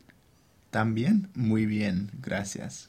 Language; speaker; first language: Spanish; non-native, fluent; English